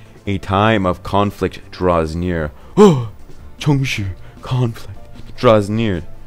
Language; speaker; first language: English; native; English